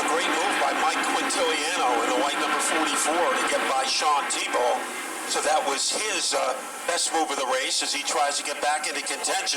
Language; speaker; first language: English; native; English